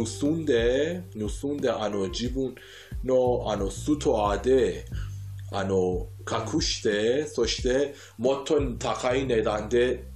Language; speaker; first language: Japanese; non-native, fluent; Persian